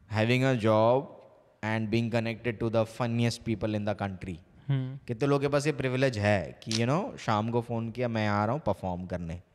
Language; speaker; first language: Hindi; non-native, local second language; Bangla